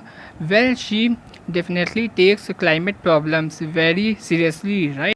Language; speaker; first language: English; non-native, local second language; Hindi